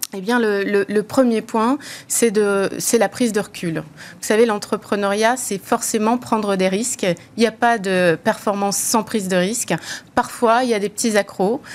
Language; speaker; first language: French; native; French